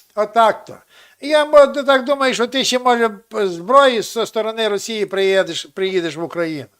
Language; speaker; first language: Russian; non-native, local second language; Ukrainian